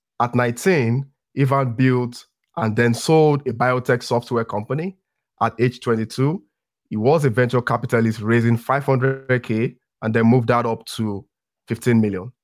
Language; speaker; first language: English; non-native, local second language; Yoruba